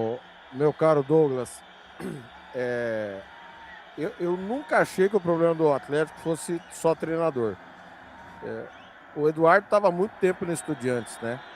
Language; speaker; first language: Portuguese; native; Portuguese